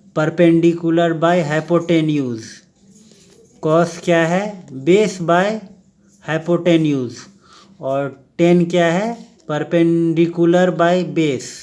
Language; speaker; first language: Hindi; native; Hindi